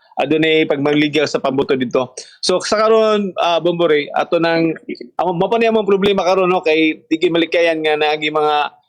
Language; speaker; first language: Cebuano; native; Cebuano